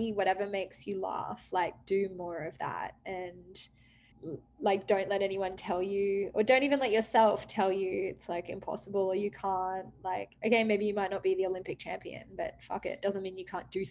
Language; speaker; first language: English; native; English